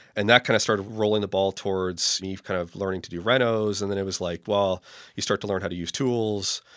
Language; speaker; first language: English; native; English